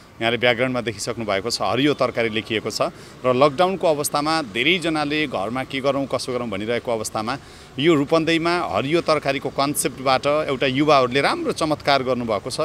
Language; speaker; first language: Nepali; native; Nepali